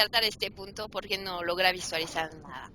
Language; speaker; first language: Spanish; non-native, fluent; French